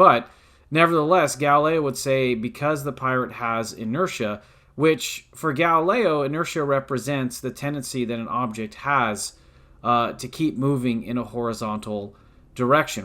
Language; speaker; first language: English; native; English